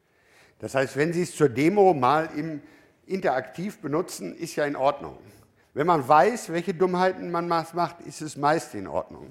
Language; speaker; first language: German; native; German